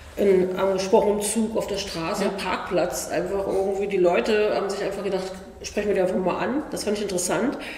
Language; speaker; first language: German; native; German